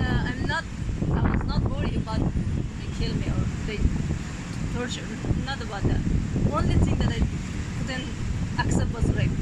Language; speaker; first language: English; non-native, learner; Persian